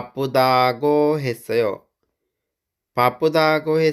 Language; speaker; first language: Korean; non-native, fluent; Sinhala